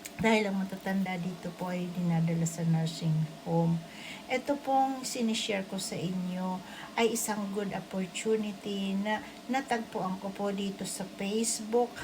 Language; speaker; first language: Filipino; non-native, local second language; Bikol